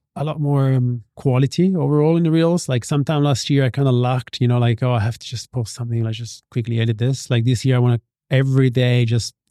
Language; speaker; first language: English; non-native, fluent; Italian